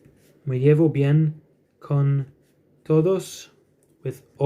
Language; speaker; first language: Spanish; non-native, fluent; English